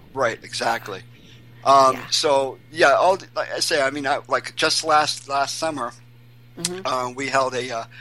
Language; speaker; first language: English; native; English